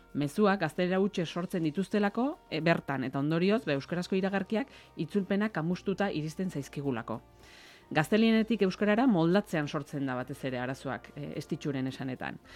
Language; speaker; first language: Basque; native; Basque